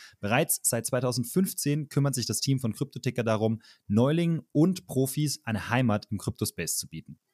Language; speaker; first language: German; native; German